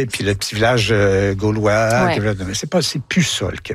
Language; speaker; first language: French; native; French